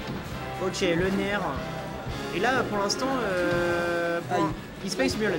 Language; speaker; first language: French; native; French